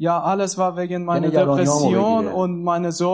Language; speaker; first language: German; non-native, learner; Persian